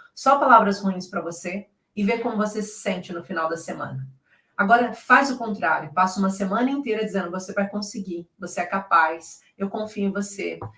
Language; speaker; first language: Portuguese; native; Portuguese